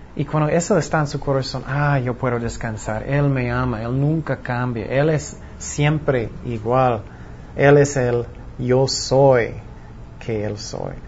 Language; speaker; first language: Spanish; non-native, fluent; English